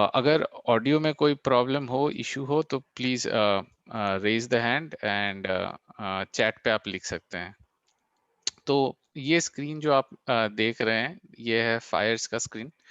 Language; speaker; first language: Hindi; non-native, local second language; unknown